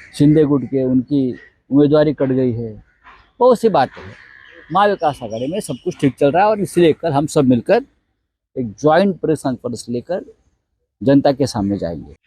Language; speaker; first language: Hindi; non-native, local second language; Marathi